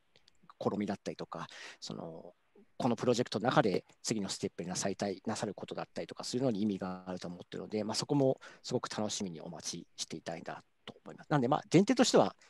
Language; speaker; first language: Japanese; native; Japanese